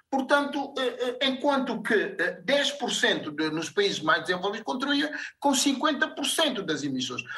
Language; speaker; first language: Portuguese; non-native, local second language; Upper Guinea Crioulo